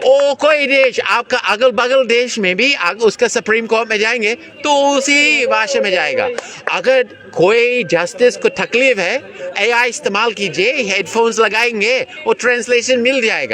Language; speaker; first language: Hindi; non-native, fluent; English